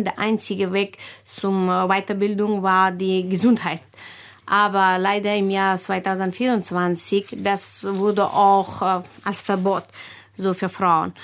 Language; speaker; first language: German; non-native, fluent; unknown